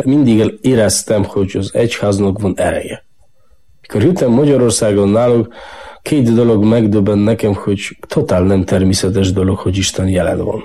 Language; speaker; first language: Hungarian; non-native, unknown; Polish